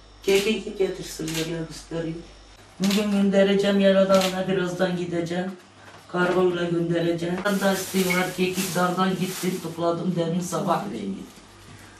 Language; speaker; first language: Turkish; non-native, local second language; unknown